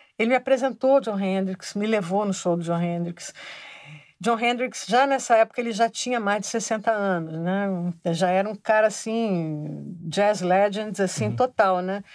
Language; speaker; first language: Portuguese; native; Portuguese